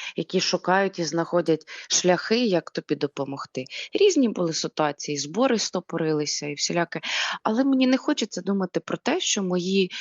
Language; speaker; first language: Ukrainian; native; Ukrainian